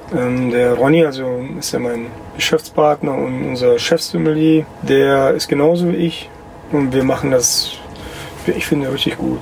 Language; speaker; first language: German; early bilingual, other home language; Russian